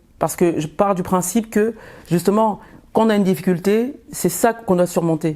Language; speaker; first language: French; early bilingual, other home language; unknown